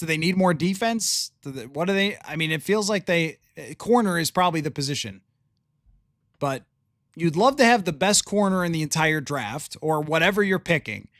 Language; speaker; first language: English; native; English